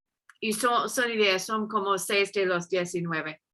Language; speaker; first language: Spanish; non-native, fluent; English